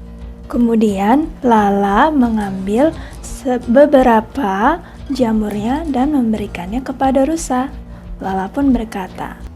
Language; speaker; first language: Indonesian; native; Indonesian